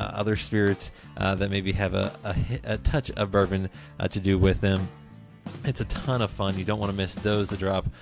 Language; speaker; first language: English; native; English